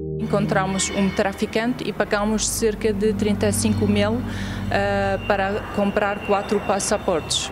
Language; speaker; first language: Portuguese; non-native, fluent; Arabic